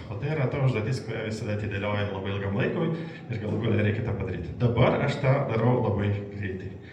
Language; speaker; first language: Lithuanian; non-native, local second language; Polish